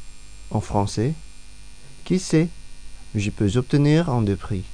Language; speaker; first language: French; non-native, fluent; Indonesian